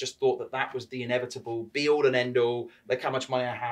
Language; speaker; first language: English; native; English